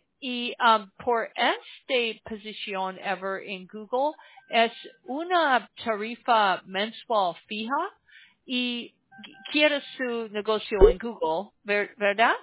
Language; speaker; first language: Spanish; non-native, learner; English